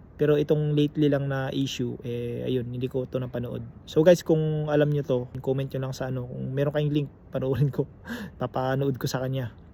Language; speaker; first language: Filipino; native; Filipino